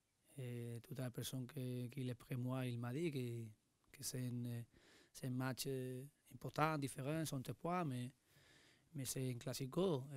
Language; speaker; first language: French; non-native, learner; Spanish